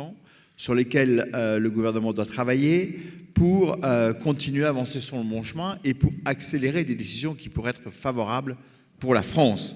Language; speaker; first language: French; native; French